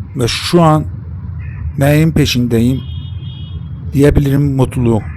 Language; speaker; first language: Turkish; non-native, fluent; Persian